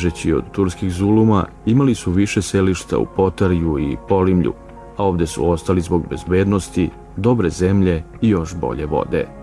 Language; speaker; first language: Bosnian; native; Bosnian